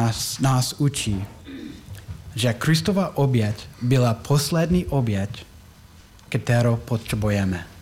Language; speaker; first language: Czech; non-native, learner; English